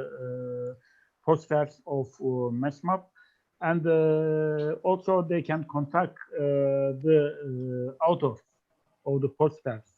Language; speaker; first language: English; non-native, fluent; Turkish